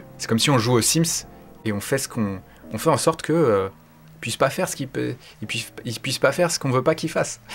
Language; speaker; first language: French; native; French